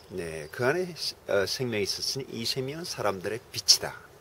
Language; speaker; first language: Korean; native; Korean